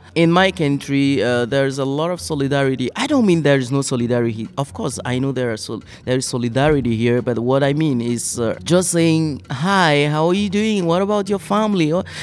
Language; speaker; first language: English; non-native, fluent; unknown